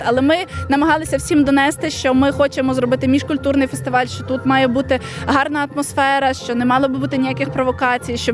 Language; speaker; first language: Ukrainian; native; Ukrainian